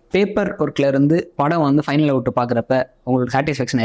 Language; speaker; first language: Tamil; native; Tamil